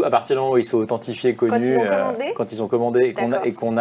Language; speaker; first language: French; native; French